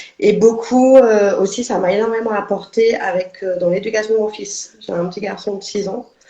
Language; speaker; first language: French; native; French